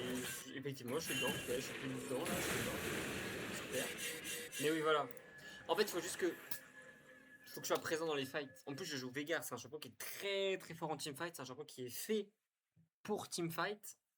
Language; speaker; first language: French; native; French